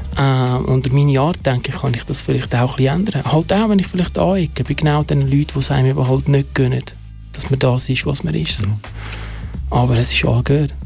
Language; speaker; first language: German; early bilingual, other home language; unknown